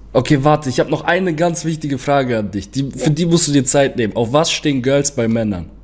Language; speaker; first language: German; early bilingual, other home language; Portuguese